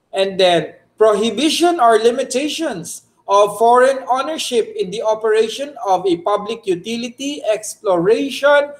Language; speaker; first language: English; non-native, local second language; Filipino